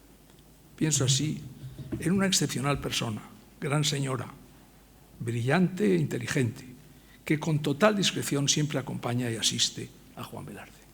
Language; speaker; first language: Spanish; native; Spanish